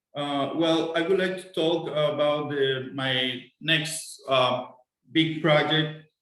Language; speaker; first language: English; non-native, fluent; Spanish